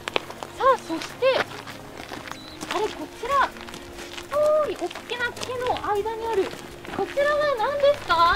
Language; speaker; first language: Japanese; native; Japanese